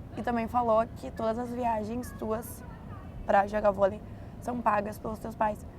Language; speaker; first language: Portuguese; native; Portuguese